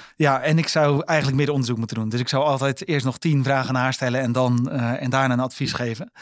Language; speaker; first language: Dutch; native; Dutch